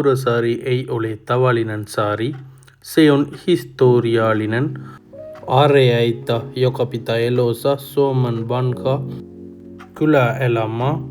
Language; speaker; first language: Finnish; non-native, learner; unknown